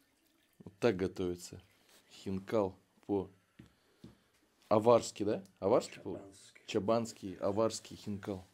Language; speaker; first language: Russian; native; Russian